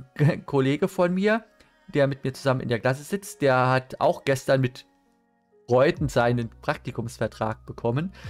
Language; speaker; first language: German; native; German